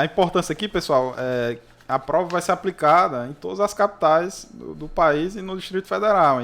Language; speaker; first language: Portuguese; native; Portuguese